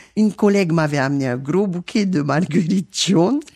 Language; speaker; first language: French; native; French